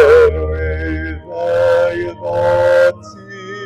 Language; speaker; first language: Welsh; native; Welsh